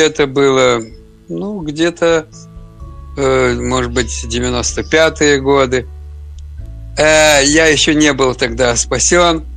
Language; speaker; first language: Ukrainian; non-native, local second language; Russian